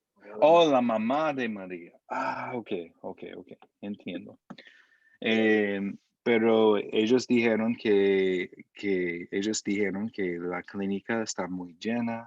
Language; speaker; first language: Spanish; non-native, fluent; English